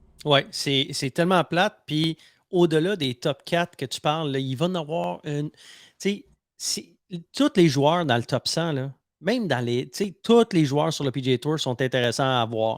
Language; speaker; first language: French; native; French